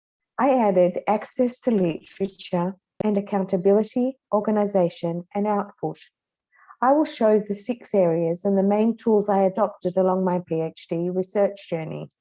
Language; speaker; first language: English; non-native, fluent; Hebrew